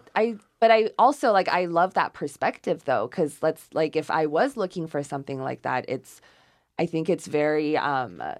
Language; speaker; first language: English; non-native, fluent; Chinese